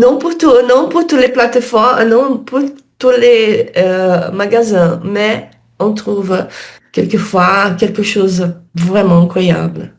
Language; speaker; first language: French; non-native, learner; Portuguese